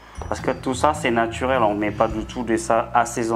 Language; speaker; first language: French; non-native, fluent; Indonesian